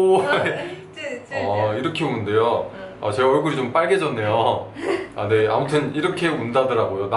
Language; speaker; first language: Korean; native; Korean